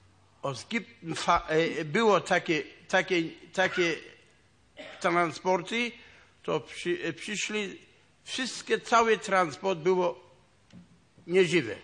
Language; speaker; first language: Polish; non-native, local second language; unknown